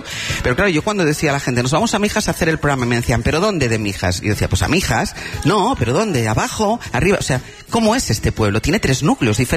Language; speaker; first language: Spanish; native; Spanish